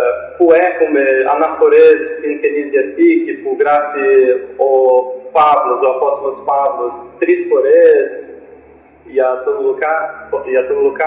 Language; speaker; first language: Greek; non-native, fluent; Portuguese